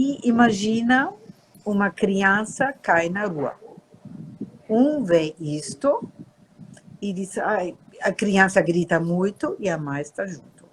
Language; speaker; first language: Portuguese; non-native, fluent; German